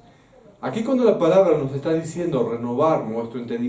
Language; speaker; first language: Spanish; native; Spanish